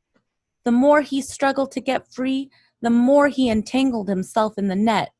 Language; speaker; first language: English; native; English